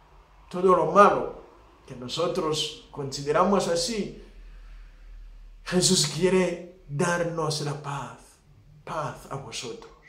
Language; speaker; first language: Spanish; non-native, fluent; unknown